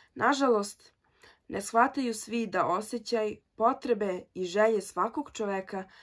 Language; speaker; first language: Serbian; early bilingual, heritage; Serbian